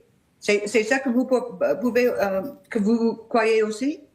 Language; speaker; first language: French; non-native, fluent; English